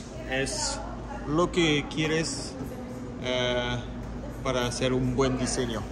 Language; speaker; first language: Spanish; non-native, learner; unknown